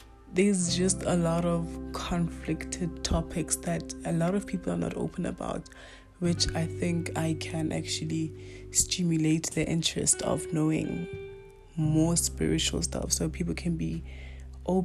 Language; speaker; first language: English; non-native, local second language; Northern Sotho